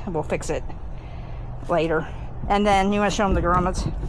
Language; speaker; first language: English; native; English